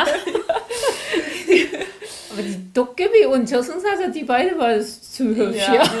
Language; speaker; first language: German; non-native, learner; Korean